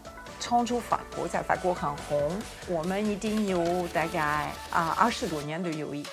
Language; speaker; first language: Chinese; non-native, fluent; French